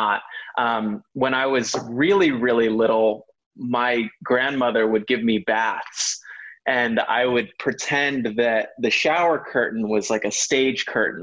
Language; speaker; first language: English; native; English